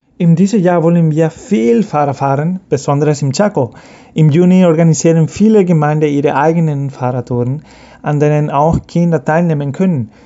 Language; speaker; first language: German; early bilingual, heritage; Spanish